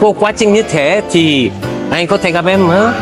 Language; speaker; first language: Vietnamese; non-native, learner; Korean